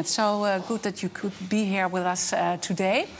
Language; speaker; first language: English; non-native, fluent; Dutch